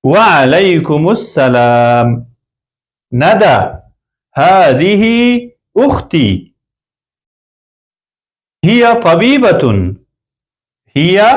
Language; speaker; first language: Arabic; non-native, fluent; Persian